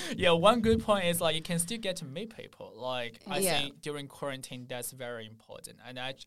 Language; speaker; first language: English; non-native, fluent; Chinese